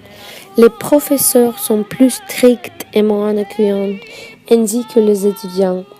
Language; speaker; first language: French; non-native, fluent; Russian